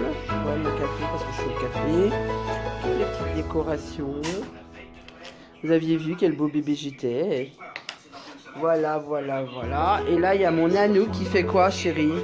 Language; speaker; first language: French; native; French